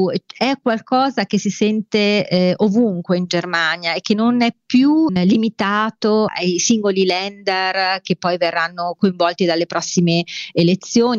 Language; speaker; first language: Italian; native; Italian